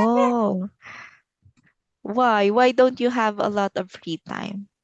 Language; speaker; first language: English; non-native, local second language; Filipino